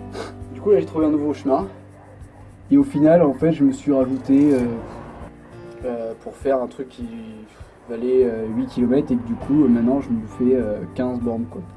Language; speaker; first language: French; native; French